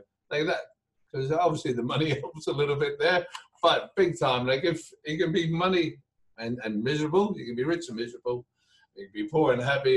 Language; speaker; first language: English; native; English